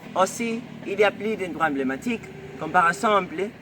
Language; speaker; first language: French; non-native, learner; Spanish